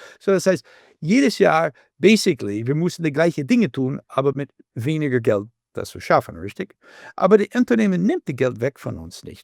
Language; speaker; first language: German; non-native, learner; English